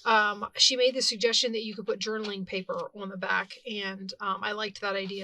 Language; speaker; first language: English; native; English